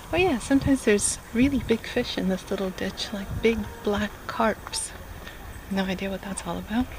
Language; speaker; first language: English; native; English